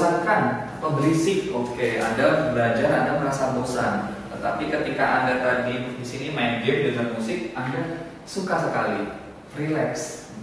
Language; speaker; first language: Indonesian; native; Indonesian